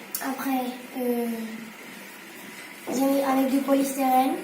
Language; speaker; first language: French; non-native, local second language; Spanish